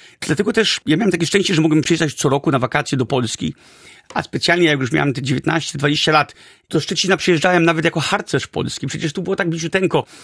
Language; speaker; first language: Polish; early bilingual, heritage; Polish